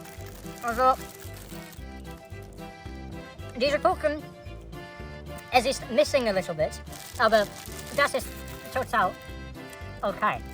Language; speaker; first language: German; non-native, learner; English